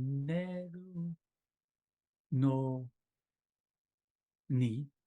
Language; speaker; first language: Japanese; non-native, learner; English